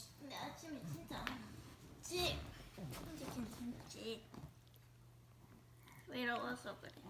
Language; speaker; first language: Korean; non-native, learner; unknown